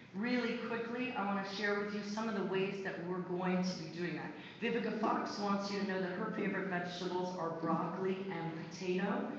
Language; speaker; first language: English; native; English